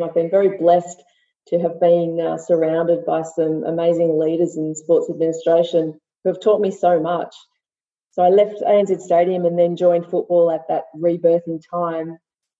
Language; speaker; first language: English; native; English